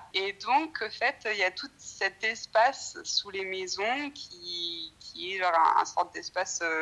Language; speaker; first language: French; native; French